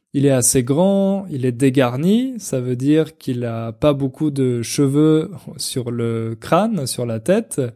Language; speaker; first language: French; native; French